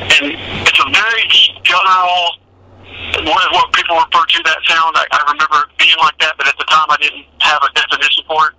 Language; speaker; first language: English; native; English